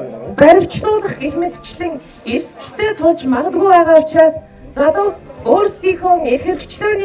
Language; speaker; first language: Mongolian; native; Mongolian